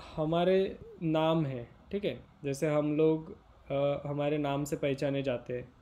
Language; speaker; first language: Hindi; non-native, local second language; Marathi